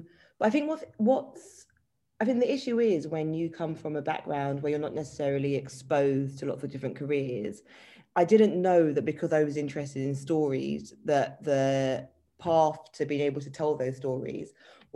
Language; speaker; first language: English; native; English